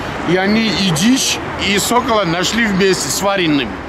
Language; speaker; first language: Russian; non-native, local second language; Georgian